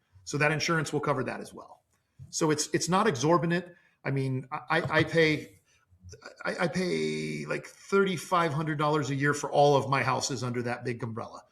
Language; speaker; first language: English; native; English